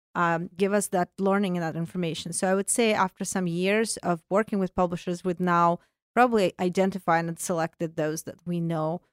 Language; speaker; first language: English; non-native, fluent; Russian